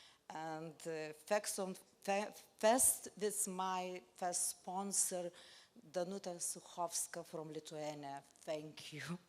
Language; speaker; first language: English; non-native, learner; Lithuanian